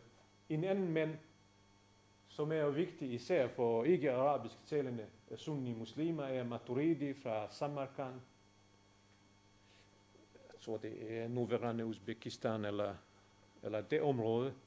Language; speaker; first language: Danish; non-native, fluent; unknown